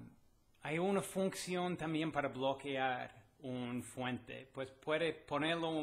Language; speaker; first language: Spanish; non-native, fluent; English